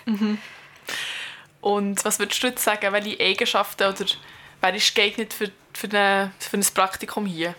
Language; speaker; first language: German; native; German